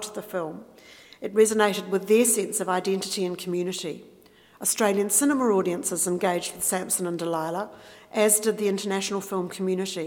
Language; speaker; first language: English; native; English